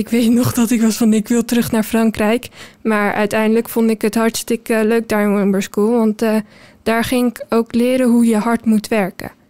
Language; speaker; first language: Dutch; early bilingual, heritage; Dutch